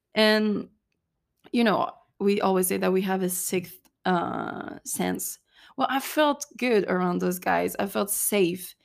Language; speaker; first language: English; non-native, fluent; French